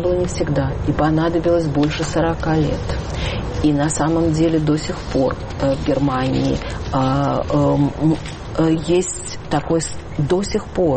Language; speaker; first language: Russian; native; Russian